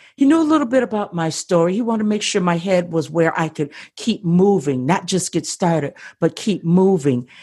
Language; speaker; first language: English; native; English